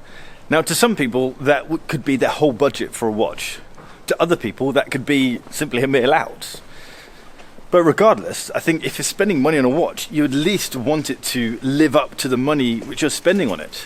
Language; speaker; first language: English; native; English